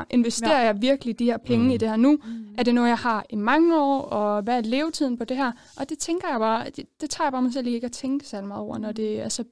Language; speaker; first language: Danish; native; Danish